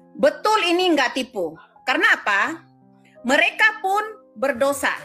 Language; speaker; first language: Indonesian; non-native, local second language; Madurese